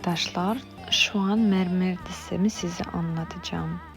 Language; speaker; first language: Turkish; non-native, fluent; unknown